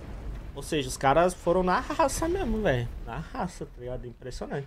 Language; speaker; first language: Portuguese; native; Portuguese